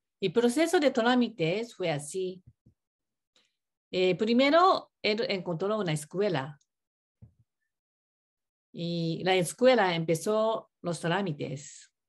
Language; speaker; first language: Spanish; non-native, learner; Japanese